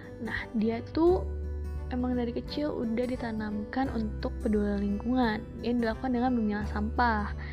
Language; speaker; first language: Indonesian; native; Indonesian